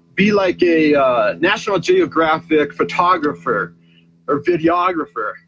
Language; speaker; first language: English; native; English